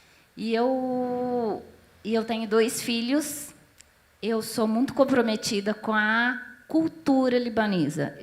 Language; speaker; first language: Portuguese; non-native, fluent; Arabic